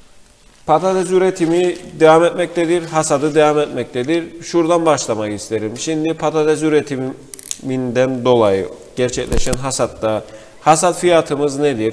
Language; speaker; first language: Turkish; native; Turkish